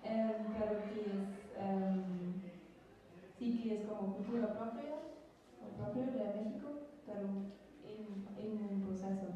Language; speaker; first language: Spanish; non-native, learner; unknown